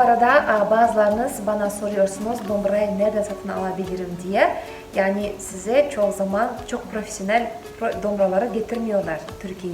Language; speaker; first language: Turkish; non-native, fluent; Kazakh